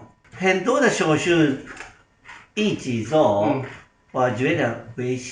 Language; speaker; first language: Chinese; non-native, learner; Japanese